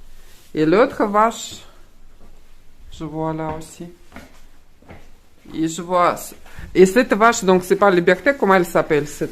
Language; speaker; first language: French; non-native, fluent; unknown